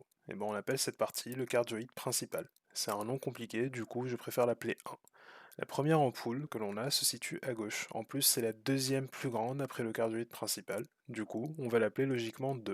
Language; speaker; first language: French; native; French